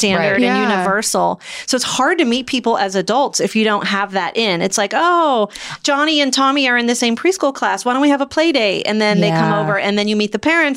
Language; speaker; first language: English; native; English